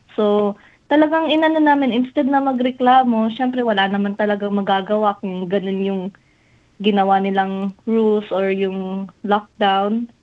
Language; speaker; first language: Filipino; native; Filipino